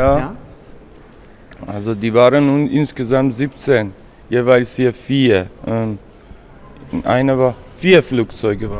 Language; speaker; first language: German; non-native, fluent; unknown